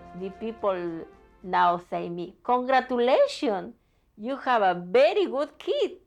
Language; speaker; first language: English; non-native, learner; Spanish